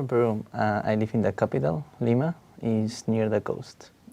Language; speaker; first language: English; non-native, fluent; Spanish